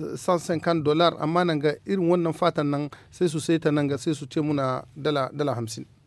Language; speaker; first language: Hausa; non-native, local second language; Tamasheq